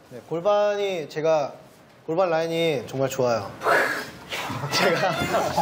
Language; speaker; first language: Korean; native; Korean